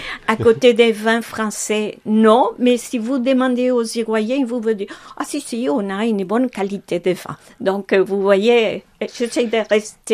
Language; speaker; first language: French; non-native, fluent; Spanish